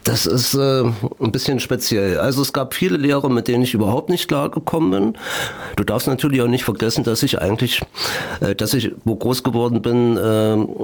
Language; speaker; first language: German; native; German